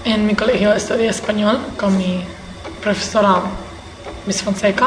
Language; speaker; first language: Spanish; early bilingual, heritage; English